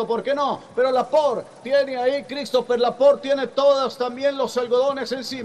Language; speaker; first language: Spanish; native; Spanish